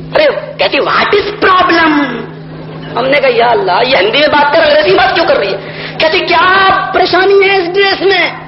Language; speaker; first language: Urdu; native; Urdu